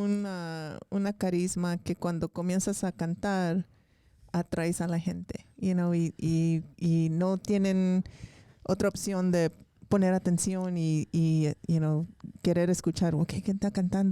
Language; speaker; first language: Spanish; early bilingual, heritage; English